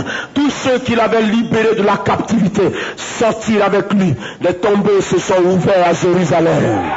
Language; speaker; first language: French; native; French